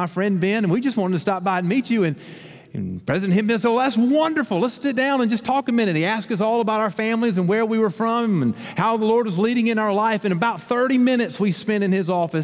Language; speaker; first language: English; native; English